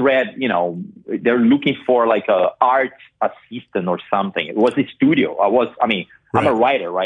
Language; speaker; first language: English; non-native, fluent; Portuguese